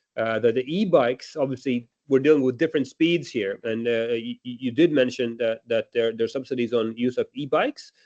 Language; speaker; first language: English; non-native, fluent; Latvian